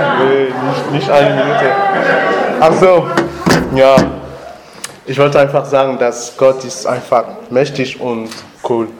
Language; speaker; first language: German; non-native, learner; French